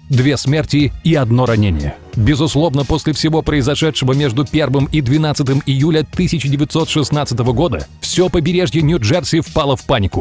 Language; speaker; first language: Russian; native; Russian